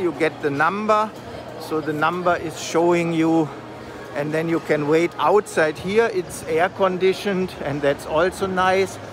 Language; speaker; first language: English; non-native, fluent; German